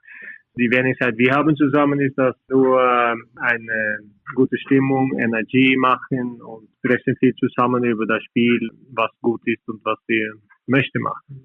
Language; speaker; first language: German; non-native, fluent; Norwegian